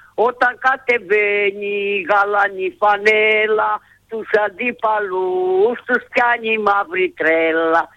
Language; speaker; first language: Greek; native; Greek